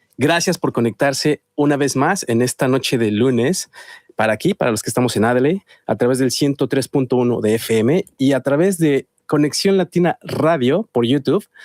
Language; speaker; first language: Spanish; native; Spanish